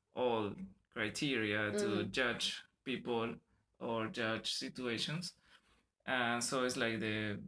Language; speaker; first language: English; non-native, fluent; Spanish